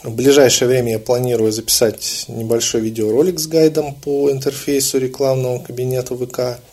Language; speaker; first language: Russian; native; Russian